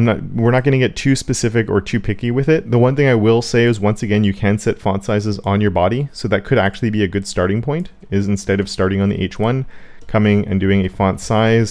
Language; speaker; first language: English; native; English